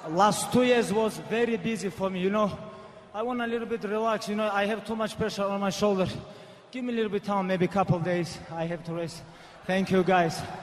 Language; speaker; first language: English; non-native, learner; Avaric